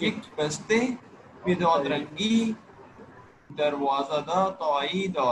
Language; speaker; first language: Persian; non-native, learner; Urdu